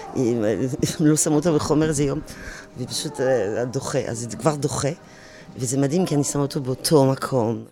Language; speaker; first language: Hebrew; non-native, fluent; French